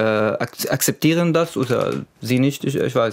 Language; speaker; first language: German; non-native, learner; Arabic